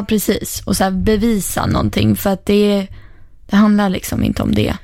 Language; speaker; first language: Swedish; native; Swedish